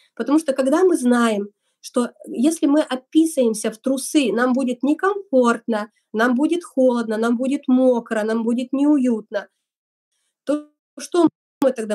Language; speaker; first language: Russian; native; Russian